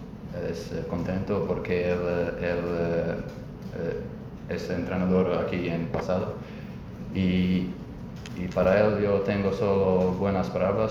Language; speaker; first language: Spanish; non-native, learner; Croatian